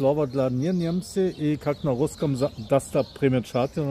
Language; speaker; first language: Russian; non-native, learner; German